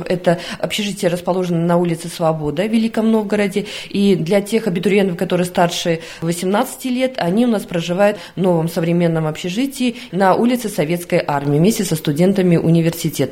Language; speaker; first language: Russian; native; Russian